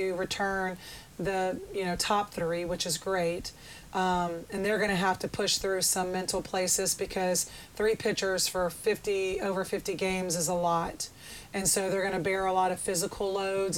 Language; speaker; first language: English; native; English